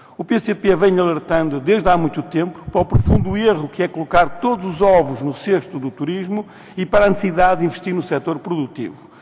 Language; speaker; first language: Portuguese; native; Portuguese